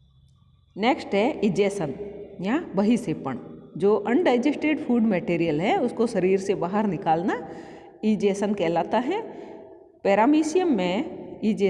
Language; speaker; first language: Hindi; native; Hindi